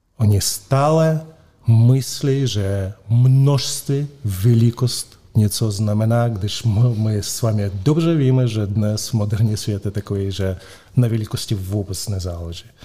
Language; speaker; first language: Czech; non-native, fluent; Russian